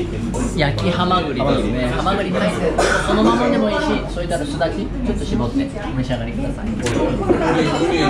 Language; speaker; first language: Japanese; native; Japanese